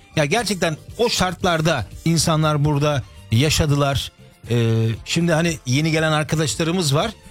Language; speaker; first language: Turkish; early bilingual, heritage; Turkish